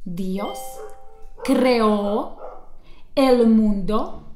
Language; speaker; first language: Spanish; non-native, fluent; Slovak